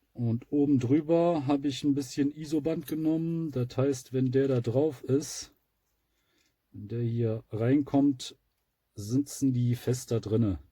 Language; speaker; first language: German; native; German